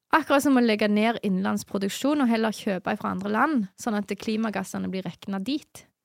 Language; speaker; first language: Norwegian; native; Norwegian